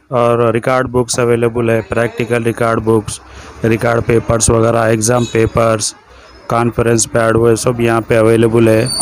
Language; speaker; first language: Hindi; native; Hindi